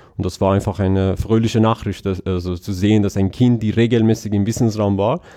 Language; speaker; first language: German; non-native, fluent; Persian